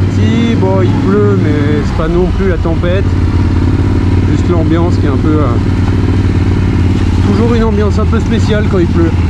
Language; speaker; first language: French; native; French